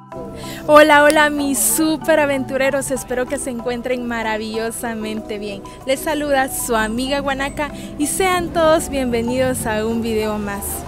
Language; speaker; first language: Spanish; native; Spanish